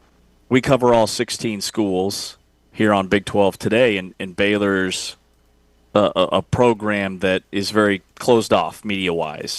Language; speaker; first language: English; native; English